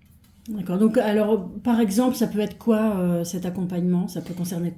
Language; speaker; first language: French; native; French